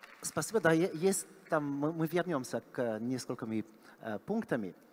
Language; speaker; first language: Russian; non-native, fluent; French